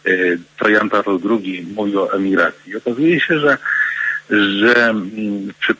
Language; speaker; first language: Polish; native; Polish